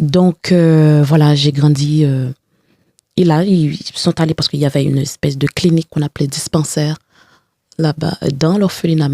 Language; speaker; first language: French; non-native, local second language; Haitian Creole